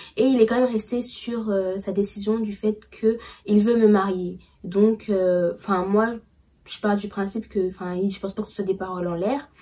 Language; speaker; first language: French; early bilingual, other home language; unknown